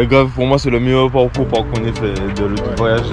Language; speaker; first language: French; native; French